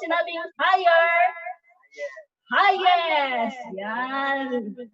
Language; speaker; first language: Filipino; native; Filipino